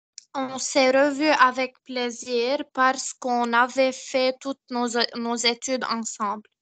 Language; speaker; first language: French; non-native, learner; Arabic